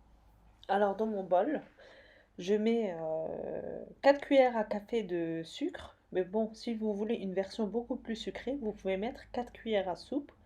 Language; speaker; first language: French; native; French